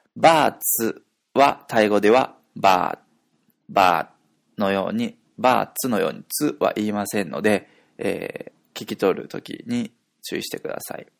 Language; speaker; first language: Japanese; native; Japanese